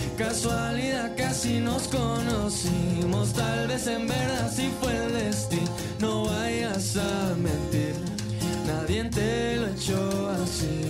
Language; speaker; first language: Spanish; early bilingual, heritage; Spanish